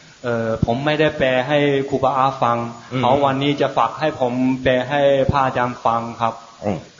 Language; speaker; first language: Thai; non-native, fluent; Chinese